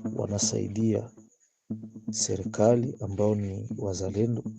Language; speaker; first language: Swahili; native; Swahili